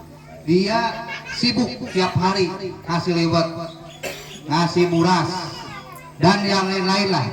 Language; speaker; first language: Indonesian; non-native, local second language; Sundanese